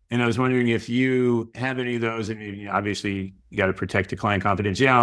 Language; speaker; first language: English; native; English